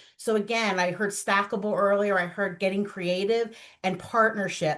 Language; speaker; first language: English; native; English